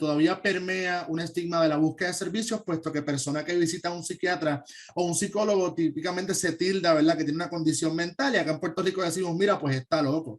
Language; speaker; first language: Spanish; native; Spanish